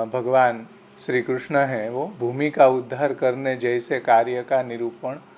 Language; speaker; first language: Hindi; non-native, local second language; Gujarati